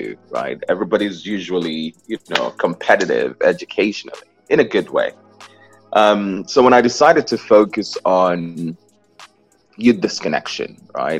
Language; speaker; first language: English; non-native, local second language; Igbo